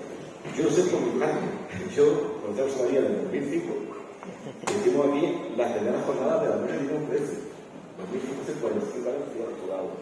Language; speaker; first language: Spanish; native; Spanish